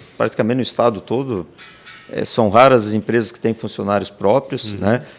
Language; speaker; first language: Portuguese; native; Portuguese